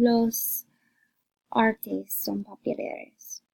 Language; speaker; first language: Spanish; non-native, learner; English